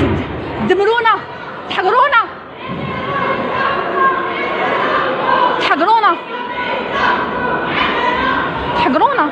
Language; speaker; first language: Arabic; native; Arabic